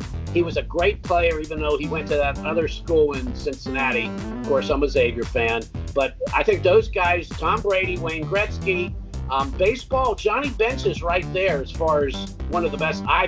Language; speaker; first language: English; native; English